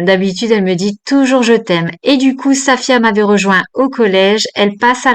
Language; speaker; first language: French; native; French